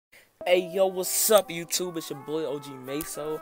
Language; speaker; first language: English; native; English